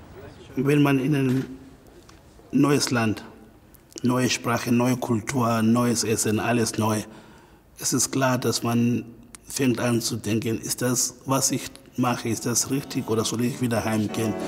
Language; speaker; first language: German; non-native, fluent; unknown